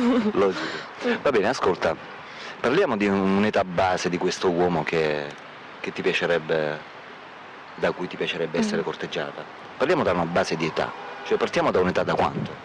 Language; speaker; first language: Italian; native; Italian